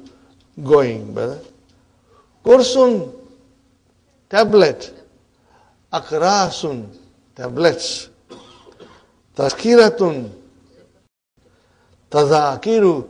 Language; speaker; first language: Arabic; non-native, fluent; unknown